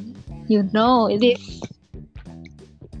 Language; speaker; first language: English; non-native, learner; Indonesian